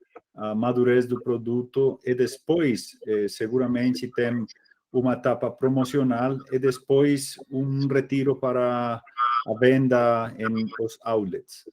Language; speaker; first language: Portuguese; non-native, fluent; Spanish